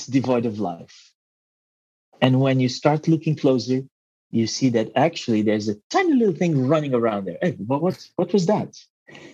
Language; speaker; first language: English; non-native, fluent; Portuguese